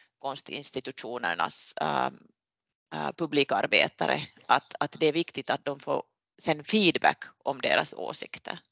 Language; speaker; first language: Swedish; non-native, local second language; Finnish